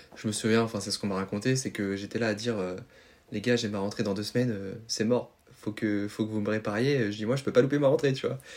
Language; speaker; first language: French; native; French